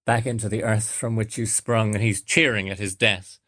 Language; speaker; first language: English; native; English